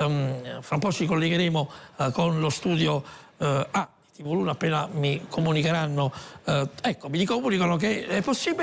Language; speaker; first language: Italian; native; Italian